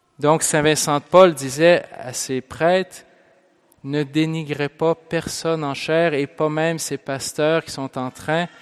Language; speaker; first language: French; native; French